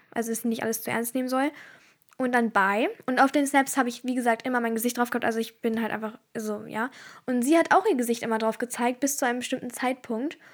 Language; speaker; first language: German; early bilingual, other home language; Turkish